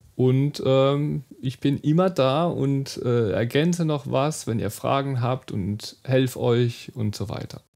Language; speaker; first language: German; native; German